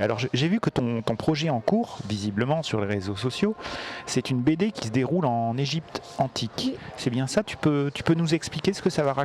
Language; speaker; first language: French; native; French